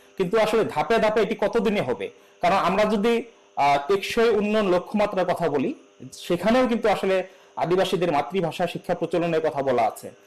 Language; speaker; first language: Bangla; non-native, local second language; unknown